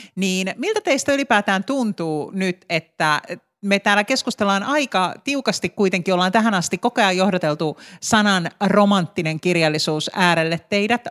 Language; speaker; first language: Finnish; native; Finnish